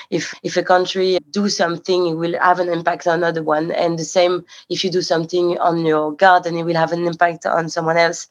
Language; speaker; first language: English; non-native, fluent; French